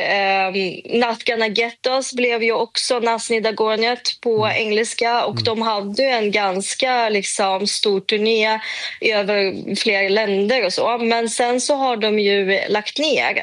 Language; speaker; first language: Swedish; native; Swedish